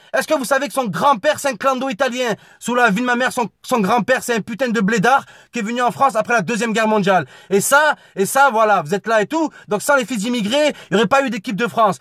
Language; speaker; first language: French; native; French